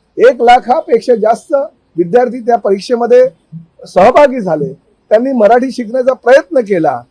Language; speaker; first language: Marathi; native; Marathi